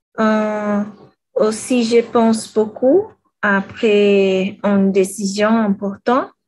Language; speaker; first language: French; non-native, learner; Portuguese